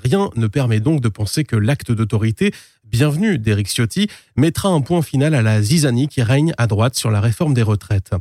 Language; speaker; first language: French; native; French